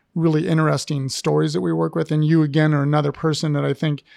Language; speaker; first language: English; native; English